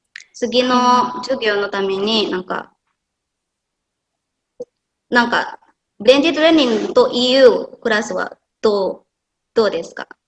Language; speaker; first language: Japanese; non-native, fluent; Indonesian